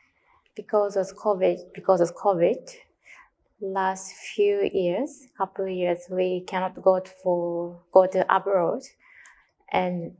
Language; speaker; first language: English; non-native, learner; Japanese